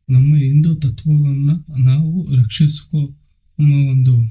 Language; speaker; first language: Kannada; non-native, local second language; Telugu